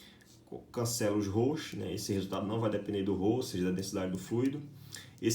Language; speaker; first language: Portuguese; native; Portuguese